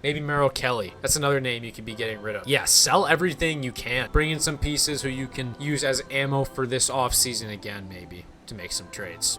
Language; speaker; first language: English; native; English